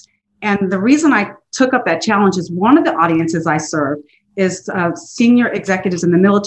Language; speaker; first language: English; native; English